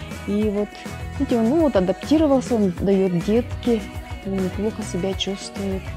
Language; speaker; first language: Russian; native; Russian